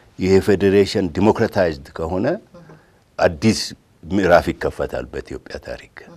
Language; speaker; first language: Amharic; non-native, local second language; Oromo